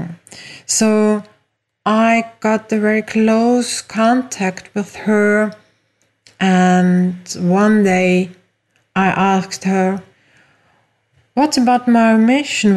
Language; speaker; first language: English; non-native, fluent; German